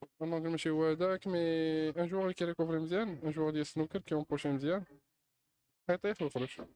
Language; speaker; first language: French; non-native, local second language; Arabic